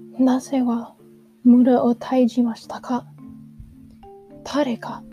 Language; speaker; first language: Japanese; non-native, learner; English